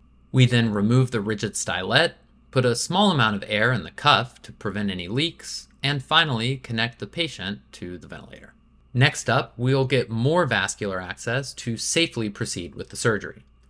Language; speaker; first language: English; native; English